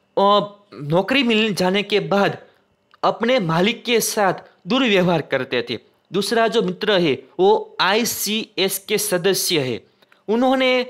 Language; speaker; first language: Hindi; non-native, local second language; Gujarati